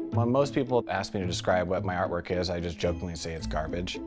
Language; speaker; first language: English; native; English